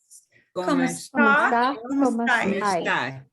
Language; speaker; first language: Italian; non-native, learner; English